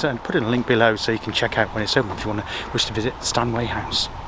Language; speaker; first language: English; native; English